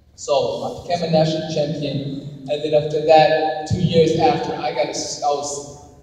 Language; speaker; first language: English; non-native, fluent; Somali